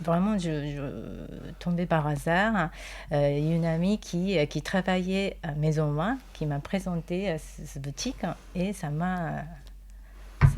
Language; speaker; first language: French; non-native, fluent; Japanese